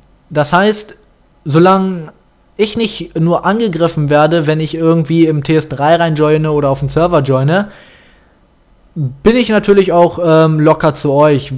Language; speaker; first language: German; native; German